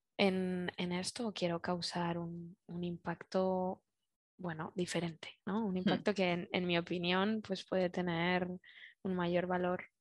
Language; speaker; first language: Spanish; native; Spanish